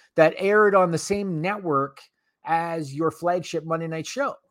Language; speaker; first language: English; native; English